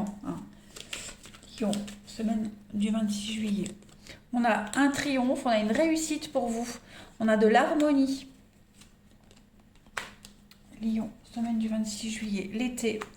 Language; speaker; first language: French; native; French